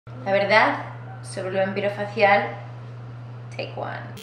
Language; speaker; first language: Spanish; native; Spanish